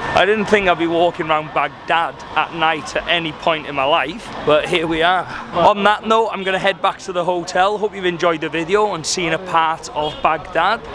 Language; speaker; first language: English; native; English